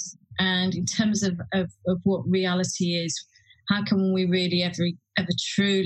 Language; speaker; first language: English; native; English